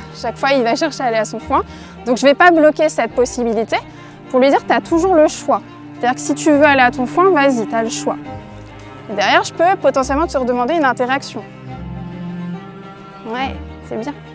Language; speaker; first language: French; native; French